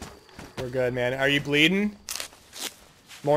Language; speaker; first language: English; native; English